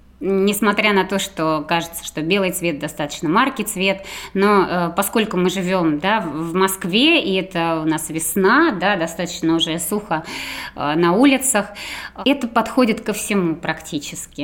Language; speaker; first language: Russian; native; Russian